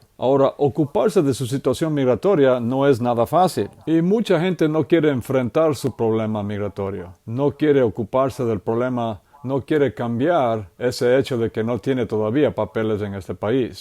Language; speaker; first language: Spanish; native; Spanish